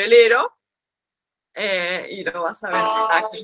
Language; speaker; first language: Spanish; non-native, fluent; Dutch